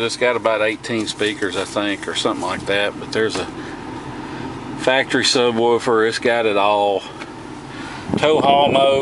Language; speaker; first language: English; native; English